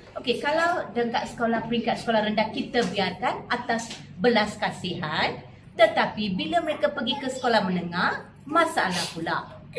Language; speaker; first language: Malay; non-native, local second language; Tamil